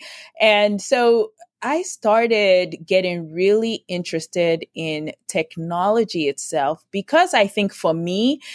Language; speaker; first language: English; non-native, local second language; Yoruba